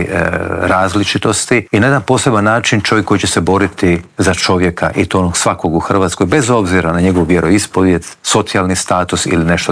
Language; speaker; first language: Croatian; native; Croatian